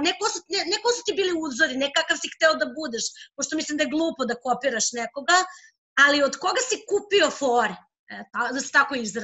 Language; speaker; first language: Serbian; native; Serbian